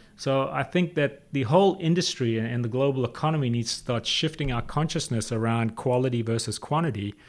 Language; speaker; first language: English; native; English